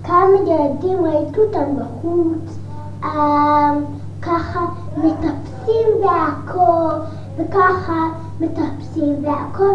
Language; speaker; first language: Hebrew; early bilingual, other home language; English